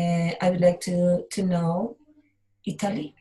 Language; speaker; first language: English; non-native, learner; Spanish